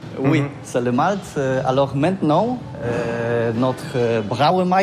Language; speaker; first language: French; non-native, learner; Polish